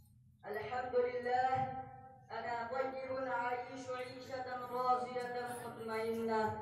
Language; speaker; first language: Arabic; non-native, learner; Urdu